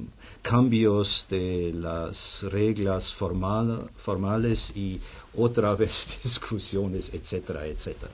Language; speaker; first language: Spanish; non-native, fluent; German